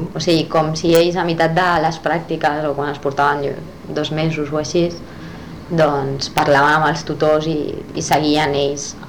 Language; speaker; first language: Catalan; non-native, local second language; Spanish